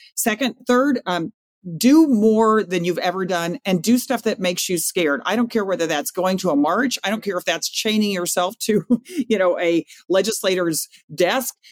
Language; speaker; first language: English; native; English